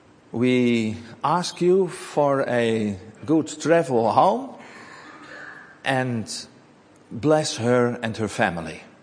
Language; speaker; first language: English; non-native, learner; Dutch